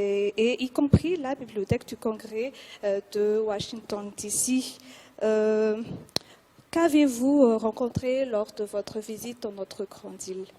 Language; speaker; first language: French; non-native, local second language; Malagasy